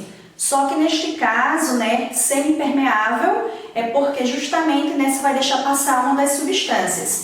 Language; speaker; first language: Portuguese; native; Portuguese